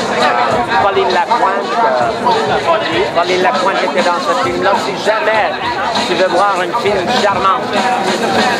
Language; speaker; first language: French; non-native, local second language; English